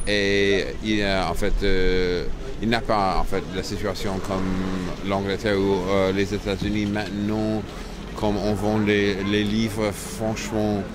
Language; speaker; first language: French; non-native, fluent; English